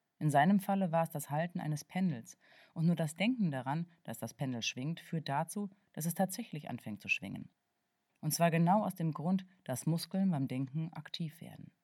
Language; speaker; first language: German; native; German